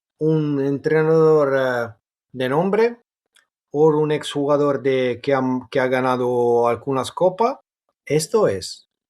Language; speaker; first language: Spanish; non-native, fluent; Italian